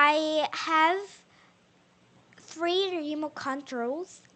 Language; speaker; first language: English; non-native, learner; Korean